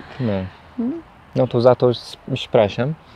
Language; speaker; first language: Polish; non-native, fluent; Turkish